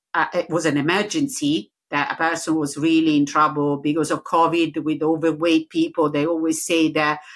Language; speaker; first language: English; non-native, learner; Italian